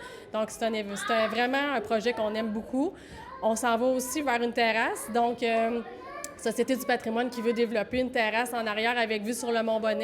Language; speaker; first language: French; native; French